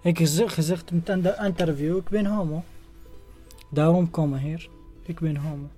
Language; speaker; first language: Dutch; non-native, learner; Arabic